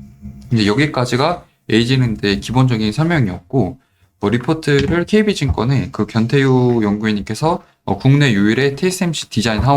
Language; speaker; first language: Korean; native; Korean